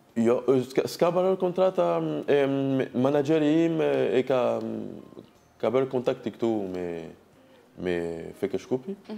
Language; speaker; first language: Albanian; non-native, learner; French